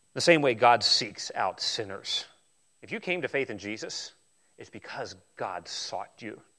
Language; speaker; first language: English; native; English